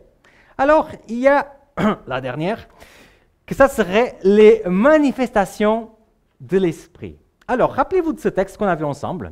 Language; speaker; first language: French; native; French